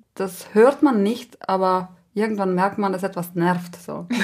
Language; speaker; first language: German; non-native, local second language; Ladin